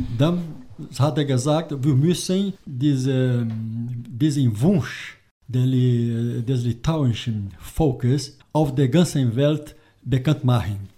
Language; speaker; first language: German; non-native, fluent; Portuguese